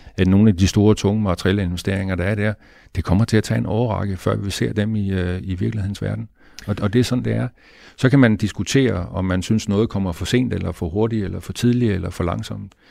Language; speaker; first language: Danish; native; Danish